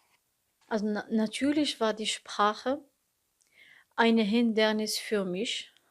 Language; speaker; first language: German; non-native, learner; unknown